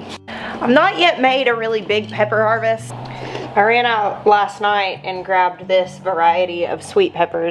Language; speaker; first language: English; native; English